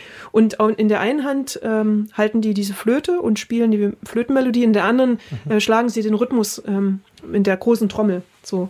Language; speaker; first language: German; native; German